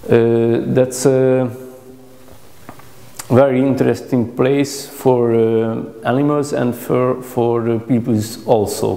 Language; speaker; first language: English; non-native, learner; Hungarian